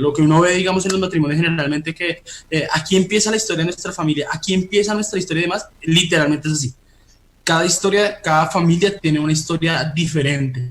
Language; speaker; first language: Spanish; native; Spanish